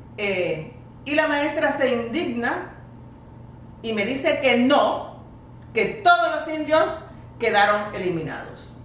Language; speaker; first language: Spanish; native; Spanish